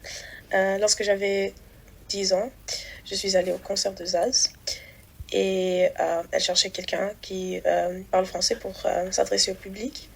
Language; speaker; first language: French; non-native, fluent; Croatian